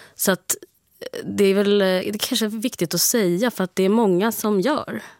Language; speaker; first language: Swedish; early bilingual, heritage; Swedish